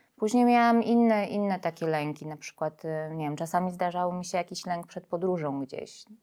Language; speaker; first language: Polish; native; Polish